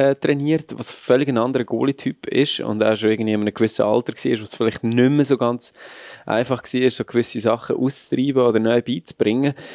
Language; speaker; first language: German; native; German